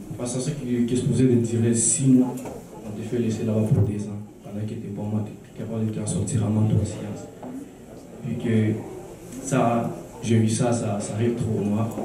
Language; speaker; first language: French; early bilingual, other home language; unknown